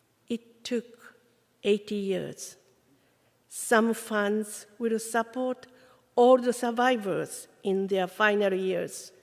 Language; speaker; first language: English; non-native, fluent; Japanese